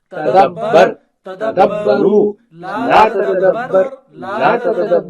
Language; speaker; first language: Arabic; non-native, learner; Urdu